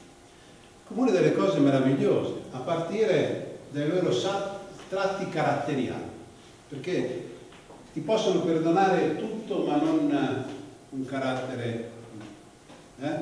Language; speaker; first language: Italian; native; Italian